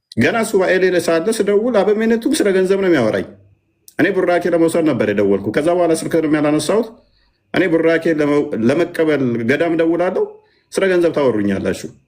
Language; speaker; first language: Amharic; native; Amharic